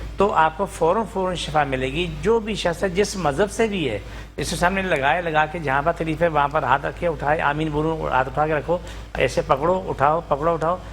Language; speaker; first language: Urdu; non-native, local second language; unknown